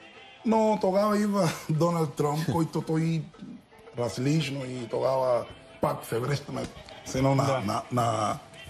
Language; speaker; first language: Bulgarian; non-native, learner; Spanish